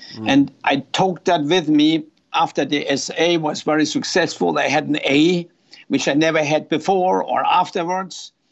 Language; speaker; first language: English; non-native, fluent; German